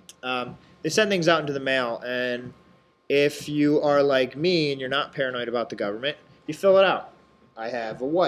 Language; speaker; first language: English; native; English